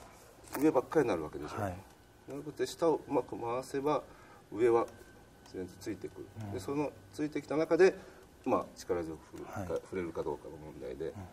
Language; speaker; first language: Japanese; native; Japanese